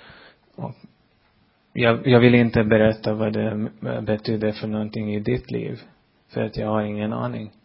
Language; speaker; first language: Swedish; non-native, fluent; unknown